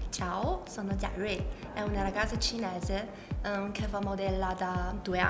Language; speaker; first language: Italian; non-native, learner; Chinese